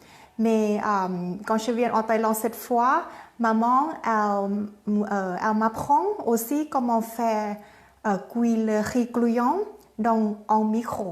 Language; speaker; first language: French; non-native, learner; Thai